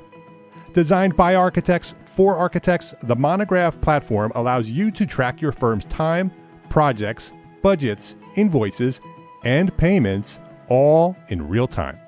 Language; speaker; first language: English; native; English